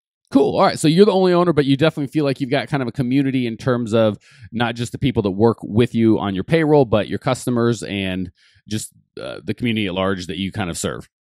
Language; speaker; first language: English; native; English